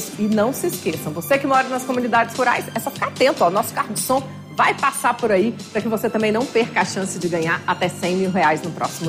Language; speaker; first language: Portuguese; native; Portuguese